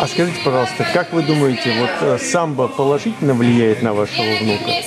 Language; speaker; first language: Russian; native; Russian